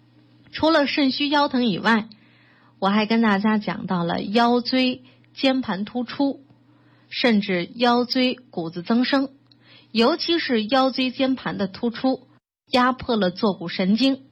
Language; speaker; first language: Chinese; native; Chinese